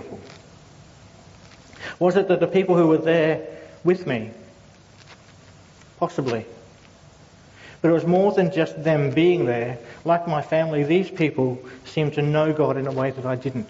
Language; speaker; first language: English; native; English